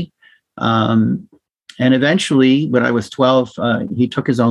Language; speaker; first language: English; native; English